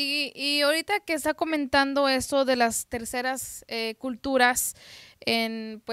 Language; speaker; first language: Spanish; native; Spanish